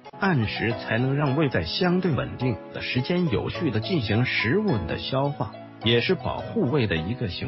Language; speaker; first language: Chinese; native; Chinese